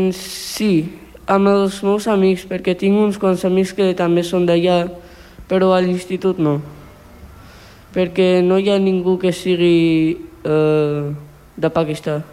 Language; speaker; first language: Catalan; early bilingual, other home language; Urdu